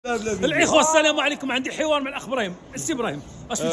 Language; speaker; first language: Arabic; native; Arabic